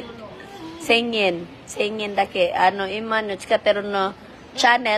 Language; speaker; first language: Japanese; non-native, learner; Filipino